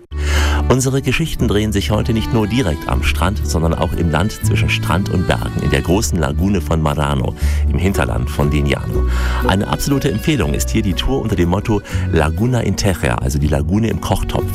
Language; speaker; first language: German; native; German